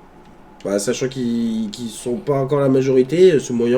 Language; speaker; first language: French; native; French